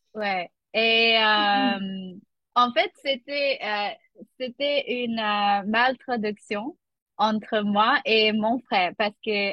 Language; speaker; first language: French; non-native, learner; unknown